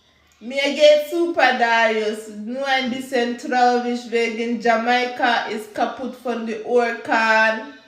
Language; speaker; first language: German; non-native, learner; English